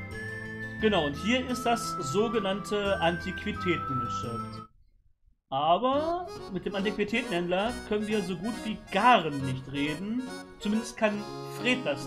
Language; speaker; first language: German; native; German